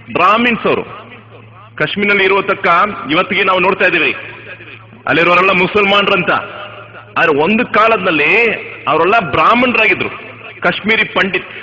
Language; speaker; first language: Kannada; non-native, local second language; Tamil